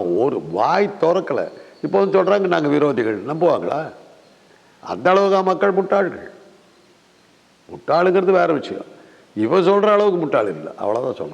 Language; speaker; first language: Tamil; native; Tamil